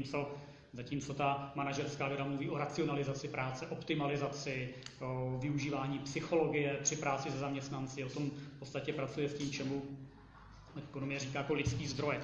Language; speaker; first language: Czech; native; Czech